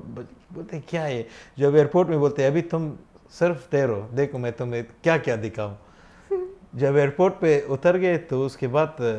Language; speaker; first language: Hindi; non-native, fluent; Pashto